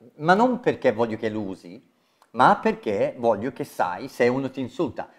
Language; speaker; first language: Italian; non-native, fluent; English